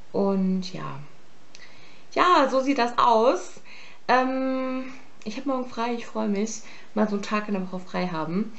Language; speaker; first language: German; native; German